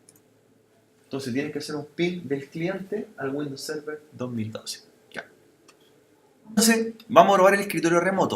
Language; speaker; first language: Spanish; native; Spanish